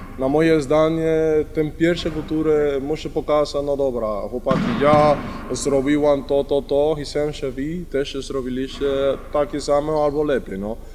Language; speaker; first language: Polish; non-native, learner; Spanish